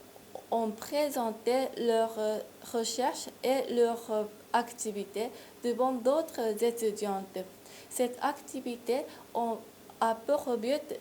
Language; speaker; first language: French; non-native, fluent; Japanese